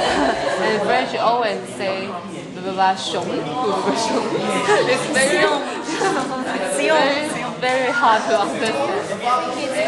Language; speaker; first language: English; non-native, learner; Chinese